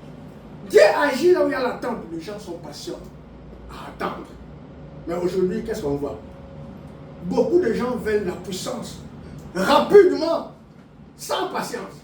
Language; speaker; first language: French; non-native, local second language; Lingala